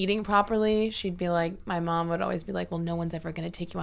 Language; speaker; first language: English; native; English